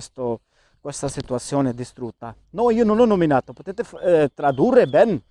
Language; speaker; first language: Italian; non-native, learner; Urdu